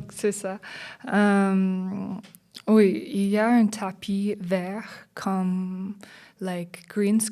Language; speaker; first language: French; non-native, learner; English